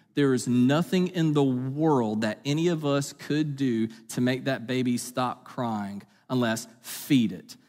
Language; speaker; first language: English; native; English